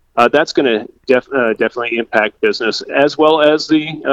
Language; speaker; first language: English; native; English